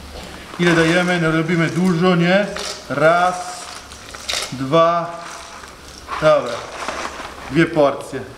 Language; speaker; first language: Polish; non-native, learner; Italian